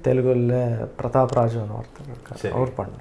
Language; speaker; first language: Tamil; non-native, learner; Kannada